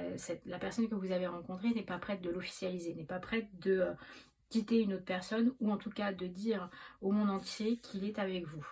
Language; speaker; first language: French; native; French